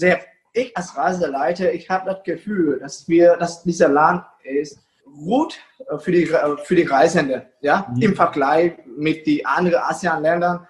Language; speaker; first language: German; non-native, fluent; Vietnamese